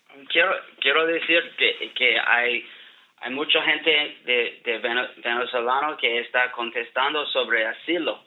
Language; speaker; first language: Spanish; non-native, learner; English